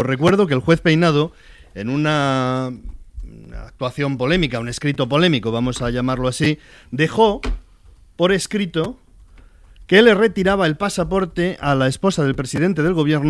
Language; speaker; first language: Spanish; native; Spanish